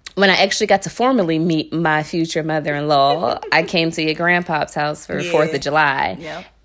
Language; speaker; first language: English; native; English